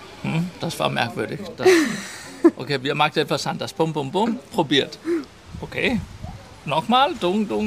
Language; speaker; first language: German; non-native, learner; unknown